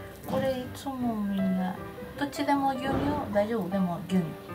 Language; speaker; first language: Japanese; non-native, learner; Spanish